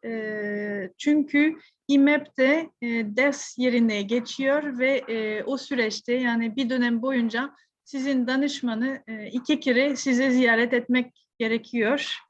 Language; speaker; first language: Turkish; non-native, fluent; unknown